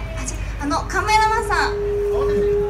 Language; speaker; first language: Japanese; non-native, fluent; Chinese